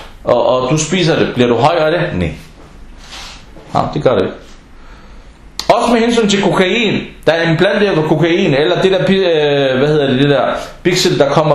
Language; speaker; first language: Danish; non-native, fluent; Arabic